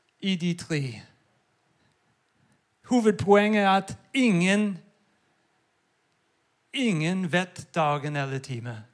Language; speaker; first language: Norwegian; non-native, fluent; English